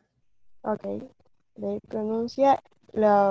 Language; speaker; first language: Spanish; non-native, learner; English